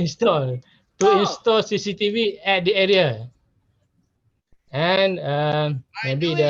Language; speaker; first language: English; non-native, learner; Malay